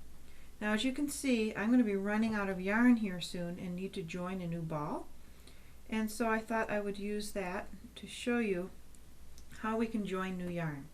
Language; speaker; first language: English; native; English